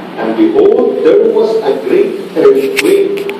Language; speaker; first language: English; non-native, local second language; Filipino